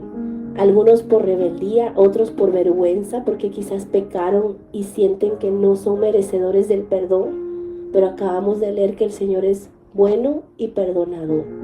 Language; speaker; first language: Spanish; native; Spanish